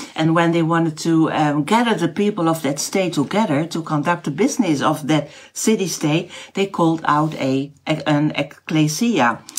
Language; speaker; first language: English; non-native, fluent; Dutch